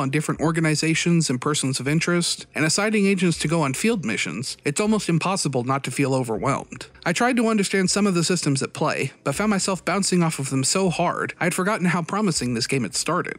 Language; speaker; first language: English; native; English